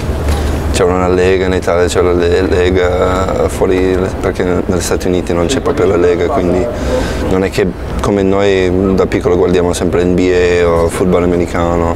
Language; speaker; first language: Italian; non-native, fluent; English